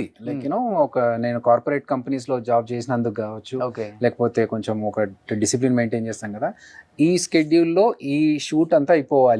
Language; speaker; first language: Telugu; native; Telugu